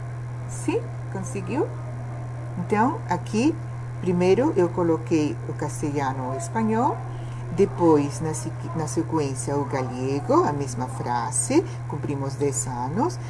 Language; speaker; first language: Portuguese; non-native, fluent; Spanish